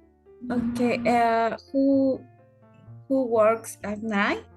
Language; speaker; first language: English; non-native, learner; Spanish